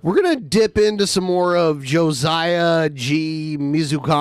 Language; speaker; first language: English; native; English